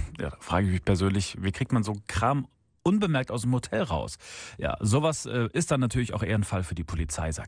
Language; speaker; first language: German; native; German